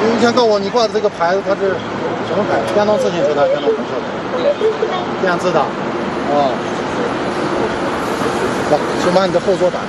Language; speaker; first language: Chinese; native; Chinese